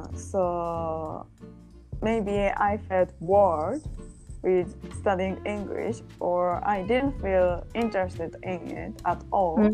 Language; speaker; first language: English; non-native, learner; Japanese